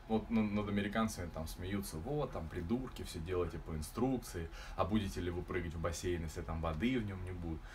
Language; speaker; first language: Russian; native; Russian